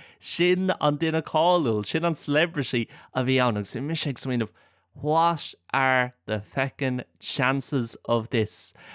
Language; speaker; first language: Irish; non-native, local second language; English